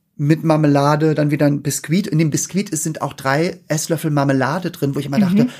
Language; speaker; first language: German; native; German